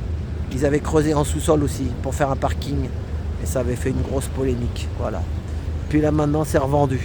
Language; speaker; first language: French; native; French